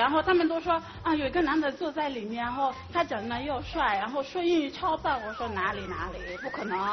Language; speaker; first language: Chinese; non-native, fluent; Akan